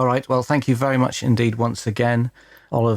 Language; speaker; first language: English; native; English